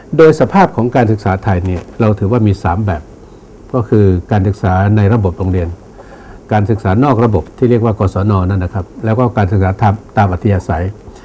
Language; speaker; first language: Thai; non-native, local second language; Northeastern Thai